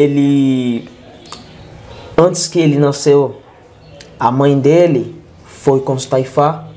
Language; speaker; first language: Portuguese; non-native, learner; Yoruba